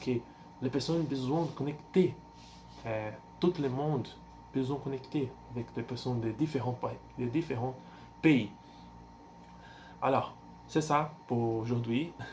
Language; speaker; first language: French; non-native, learner; Portuguese